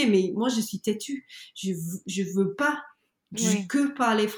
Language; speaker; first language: French; non-native, learner; English